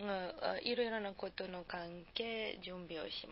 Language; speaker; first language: Japanese; non-native, learner; Serbian